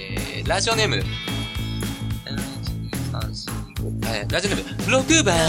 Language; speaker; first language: Japanese; native; Japanese